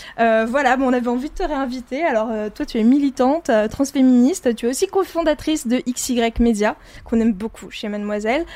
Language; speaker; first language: French; native; French